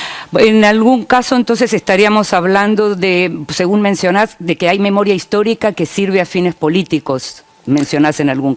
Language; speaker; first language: Spanish; native; Spanish